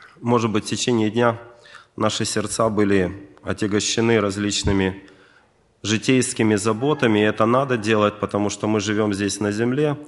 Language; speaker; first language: Russian; native; Russian